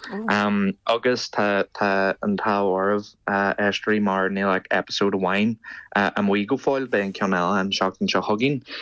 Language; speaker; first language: Irish; native; Irish